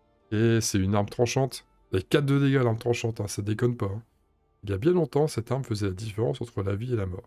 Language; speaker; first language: French; native; French